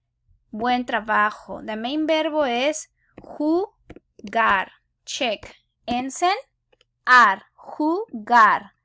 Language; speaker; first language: Spanish; non-native, fluent; English